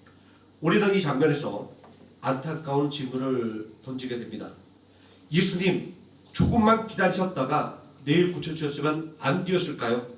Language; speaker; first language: Korean; native; Korean